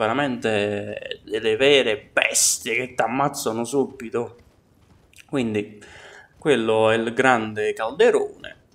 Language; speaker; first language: Italian; native; Italian